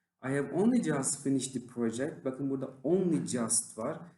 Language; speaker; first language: English; non-native, fluent; Turkish